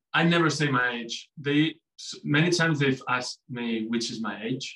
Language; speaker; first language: English; non-native, fluent; Spanish